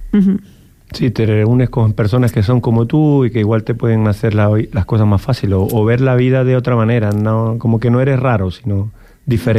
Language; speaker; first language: Spanish; native; Spanish